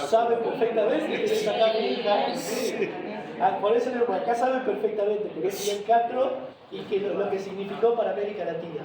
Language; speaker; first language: Spanish; native; Spanish